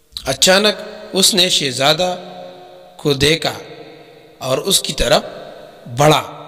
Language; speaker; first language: Urdu; native; Urdu